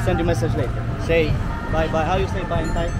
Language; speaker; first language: English; non-native, fluent; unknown